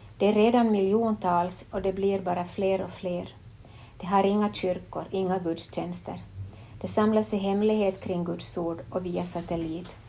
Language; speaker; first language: Swedish; native; Swedish